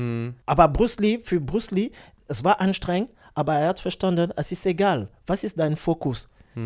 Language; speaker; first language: German; non-native, learner; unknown